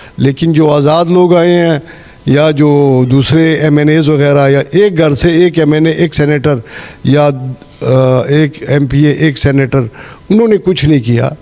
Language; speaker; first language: Urdu; non-native, local second language; Pashto